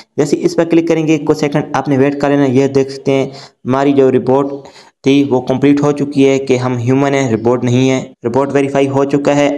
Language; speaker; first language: Urdu; native; Urdu